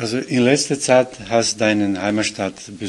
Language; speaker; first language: German; non-native, fluent; Serbian